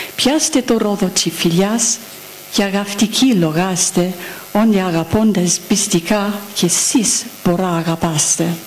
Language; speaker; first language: Greek; non-native, fluent; English